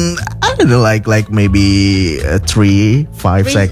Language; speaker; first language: English; non-native, fluent; Indonesian